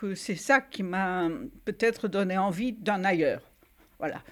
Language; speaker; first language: French; native; French